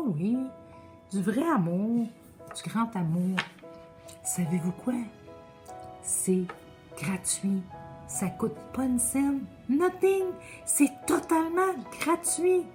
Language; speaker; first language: French; native; French